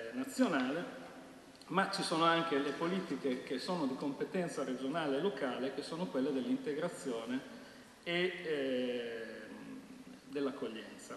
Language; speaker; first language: Italian; native; Italian